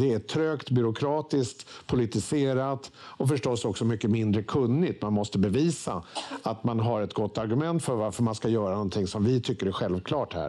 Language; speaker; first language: Swedish; native; Swedish